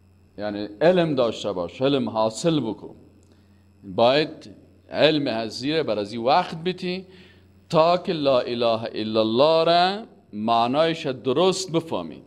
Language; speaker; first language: Persian; native; Persian